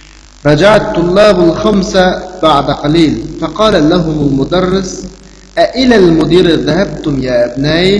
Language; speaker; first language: Arabic; non-native, fluent; Uyghur